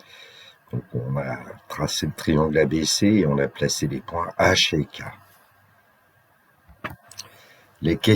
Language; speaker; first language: French; native; French